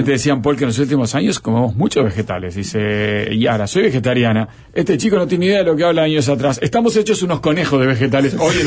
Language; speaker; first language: Spanish; native; Spanish